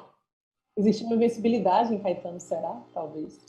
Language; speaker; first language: Portuguese; native; Portuguese